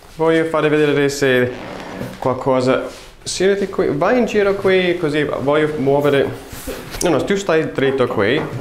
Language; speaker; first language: Italian; non-native, fluent; English